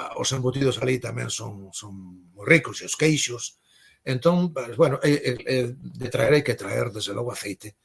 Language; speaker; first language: Galician; native; Galician